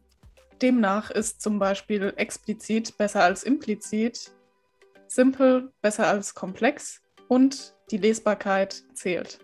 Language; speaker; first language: German; native; German